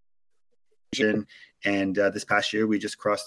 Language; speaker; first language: English; native; English